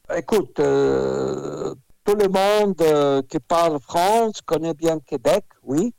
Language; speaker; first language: French; non-native, fluent; Russian